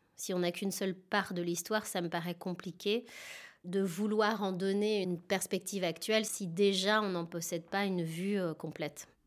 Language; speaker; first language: French; native; French